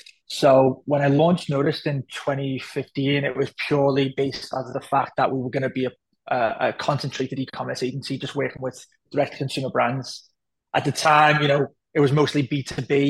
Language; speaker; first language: English; native; English